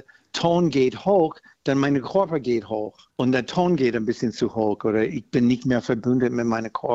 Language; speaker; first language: German; non-native, fluent; English